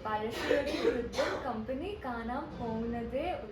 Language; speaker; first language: Malayalam; non-native, learner; Tamil